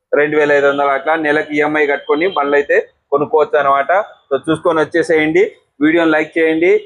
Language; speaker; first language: Telugu; native; Telugu